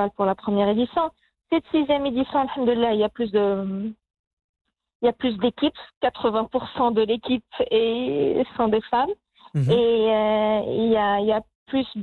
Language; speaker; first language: French; non-native, local second language; Arabic